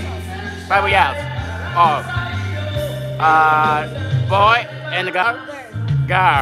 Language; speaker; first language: English; non-native, learner; Japanese